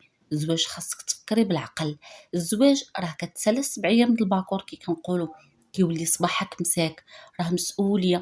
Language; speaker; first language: Arabic; native; Arabic